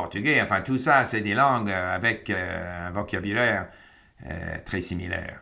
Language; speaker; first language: French; non-native, fluent; English